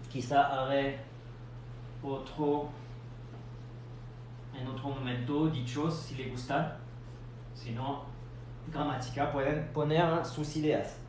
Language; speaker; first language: Spanish; non-native, fluent; French